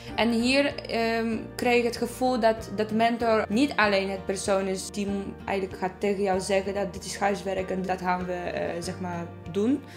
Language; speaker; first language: Dutch; non-native, fluent; Polish